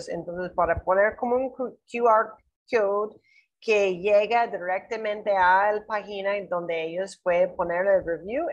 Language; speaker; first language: Spanish; non-native, learner; English